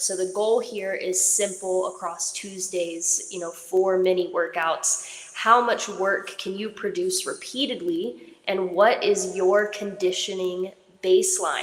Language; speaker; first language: English; native; English